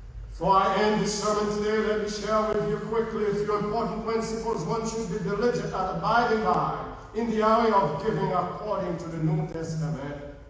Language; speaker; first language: English; non-native, fluent; Haitian Creole